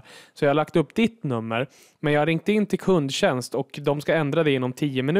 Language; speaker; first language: Swedish; native; Swedish